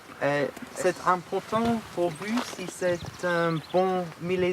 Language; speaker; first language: French; non-native, learner; English